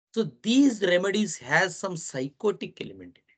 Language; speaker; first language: English; non-native, local second language; Telugu